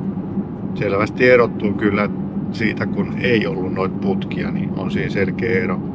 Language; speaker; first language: Finnish; native; Finnish